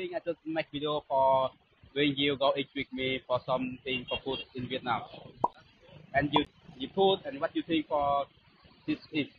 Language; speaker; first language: English; non-native, learner; Vietnamese